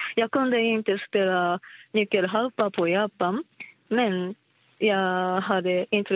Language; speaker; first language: Swedish; non-native, learner; Japanese